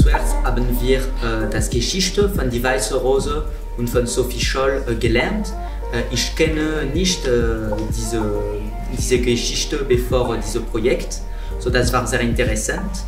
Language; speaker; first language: German; non-native, learner; French